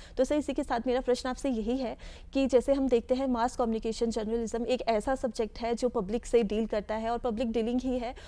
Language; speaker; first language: Hindi; native; Hindi